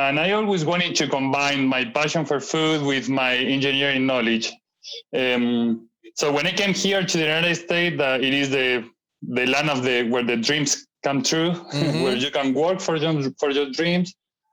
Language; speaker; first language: English; non-native, fluent; Spanish